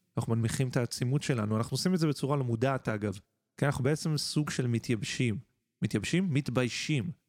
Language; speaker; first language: Hebrew; native; Hebrew